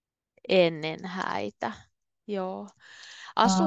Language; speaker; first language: Finnish; native; Finnish